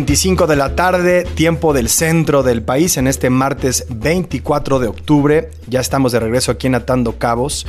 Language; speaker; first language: Spanish; native; Spanish